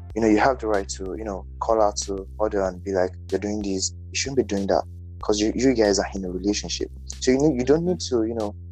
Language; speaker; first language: English; non-native, local second language; Yoruba